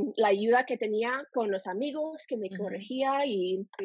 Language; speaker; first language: Spanish; non-native, fluent; English